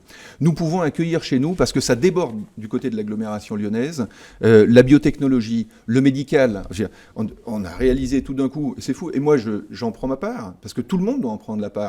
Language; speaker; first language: French; native; French